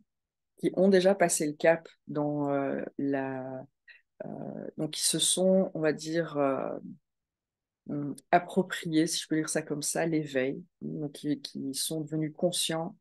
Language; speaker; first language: French; native; French